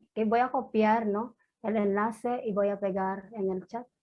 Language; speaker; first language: Spanish; non-native, fluent; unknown